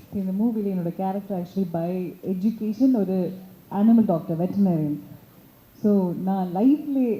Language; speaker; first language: Tamil; early bilingual, heritage; Tamil